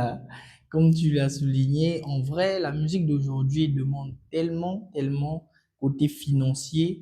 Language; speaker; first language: French; non-native, local second language; Sango